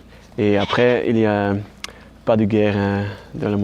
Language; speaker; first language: French; non-native, learner; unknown